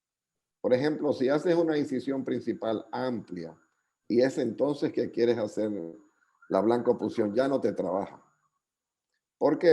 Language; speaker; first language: Spanish; native; Spanish